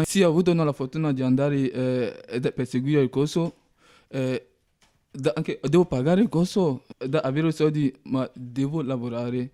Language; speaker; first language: Italian; non-native, learner; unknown